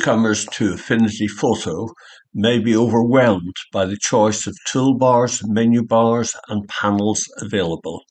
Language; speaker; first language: English; native; English